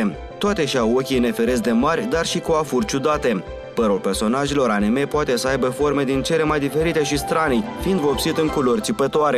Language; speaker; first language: Romanian; native; Romanian